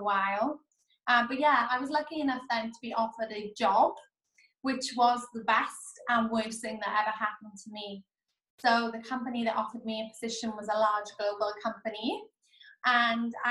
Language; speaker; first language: English; native; English